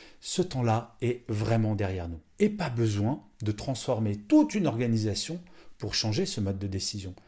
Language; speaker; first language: French; native; French